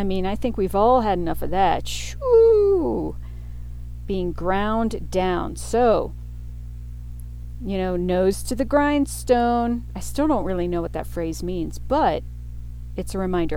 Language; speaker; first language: English; native; English